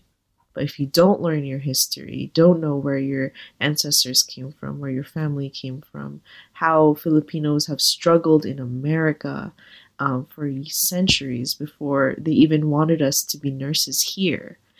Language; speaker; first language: English; native; English